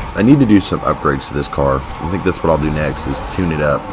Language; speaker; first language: English; native; English